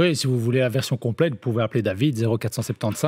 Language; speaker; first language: French; native; French